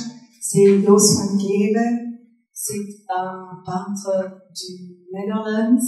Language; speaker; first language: French; non-native, fluent; German